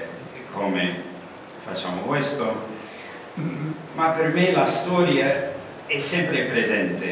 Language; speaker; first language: Italian; non-native, learner; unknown